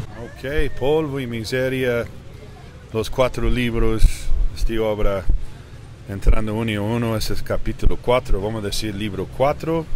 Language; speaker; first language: Spanish; early bilingual, heritage; English